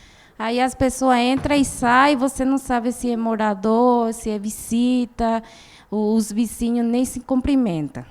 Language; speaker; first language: Portuguese; non-native, fluent; Guarani